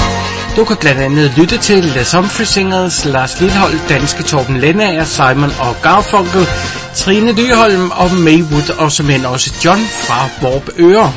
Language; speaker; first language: Danish; native; Danish